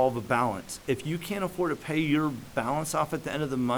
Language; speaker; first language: English; native; English